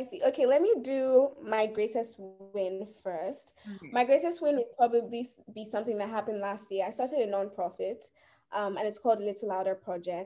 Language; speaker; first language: English; native; English